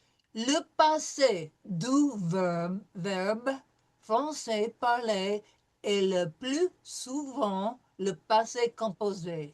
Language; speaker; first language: French; non-native, fluent; English